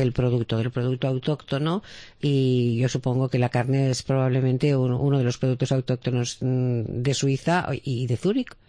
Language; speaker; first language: Spanish; native; Spanish